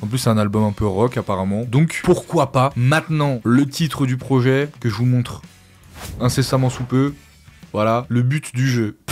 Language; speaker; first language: French; native; French